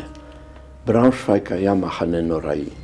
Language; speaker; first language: Hebrew; non-native, fluent; Polish